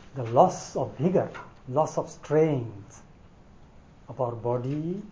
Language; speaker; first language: English; non-native, local second language; Bangla